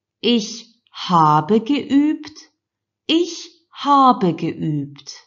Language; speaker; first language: German; non-native, fluent; Turkish